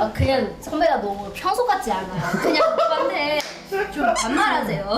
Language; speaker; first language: Korean; non-native, fluent; Burmese